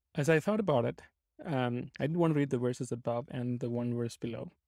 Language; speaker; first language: English; non-native, local second language; Malayalam